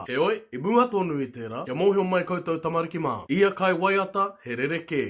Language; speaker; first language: Māori; native; Māori